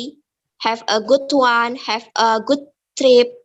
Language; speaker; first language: English; non-native, learner; Indonesian